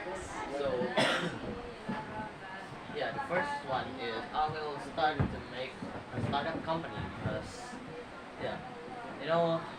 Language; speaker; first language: English; non-native, learner; Indonesian